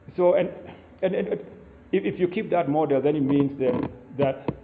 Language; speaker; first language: English; non-native, local second language; Kikuyu